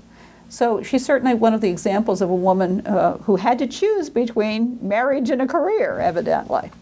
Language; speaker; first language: English; native; English